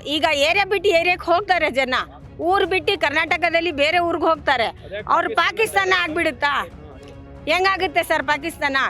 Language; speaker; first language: Kannada; non-native, local second language; Urdu